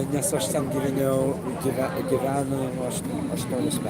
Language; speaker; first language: Lithuanian; early bilingual, heritage; Lithuanian